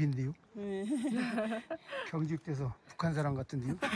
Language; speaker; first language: Korean; native; Korean